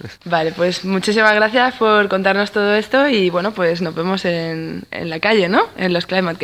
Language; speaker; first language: Spanish; native; Spanish